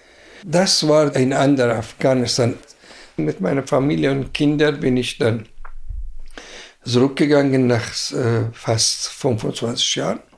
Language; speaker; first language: German; non-native, fluent; Persian